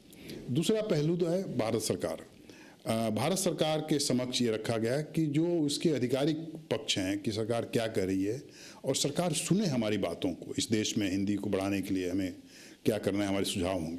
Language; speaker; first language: Hindi; native; Hindi